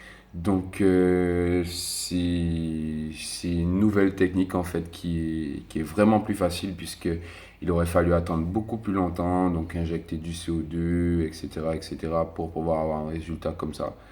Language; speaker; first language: French; native; French